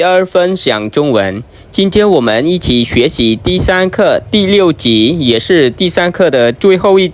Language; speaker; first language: Chinese; non-native, fluent; Khmer